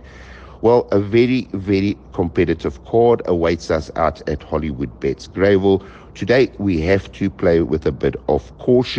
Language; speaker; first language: English; native; English